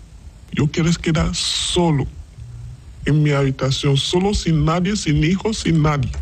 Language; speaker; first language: Spanish; non-native, learner; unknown